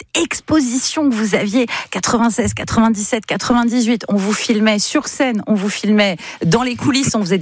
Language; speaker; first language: French; native; French